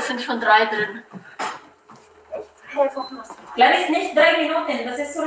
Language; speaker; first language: German; early bilingual, other home language; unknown